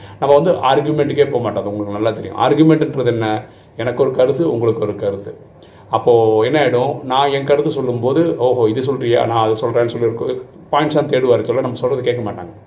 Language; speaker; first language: Tamil; non-native, local second language; Malayalam